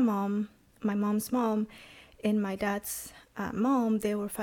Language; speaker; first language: English; non-native, fluent; Spanish